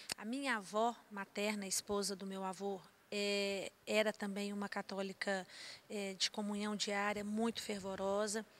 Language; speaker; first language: Portuguese; native; Portuguese